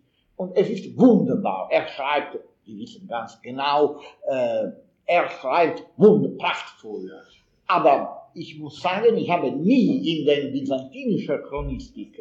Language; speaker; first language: German; non-native, fluent; Italian